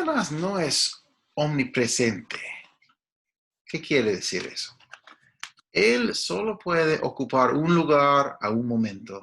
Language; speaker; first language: Spanish; non-native, fluent; English